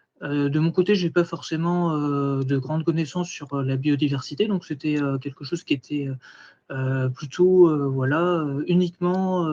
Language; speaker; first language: French; native; French